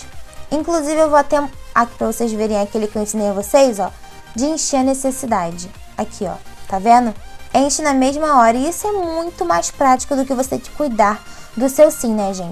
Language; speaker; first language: Portuguese; native; Portuguese